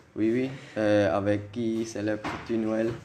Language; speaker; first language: French; non-native, learner; German